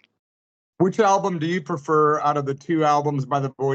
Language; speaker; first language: English; native; English